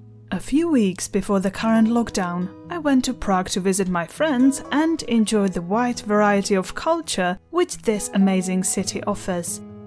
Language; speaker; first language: English; non-native, fluent; Czech